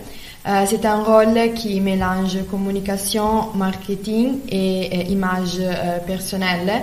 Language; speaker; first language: French; non-native, fluent; Italian